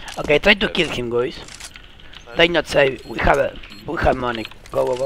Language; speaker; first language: English; non-native, learner; Spanish